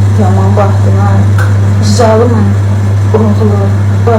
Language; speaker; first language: Turkish; non-native, learner; Georgian